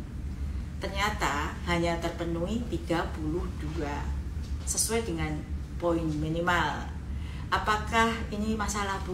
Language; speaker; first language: Indonesian; native; Indonesian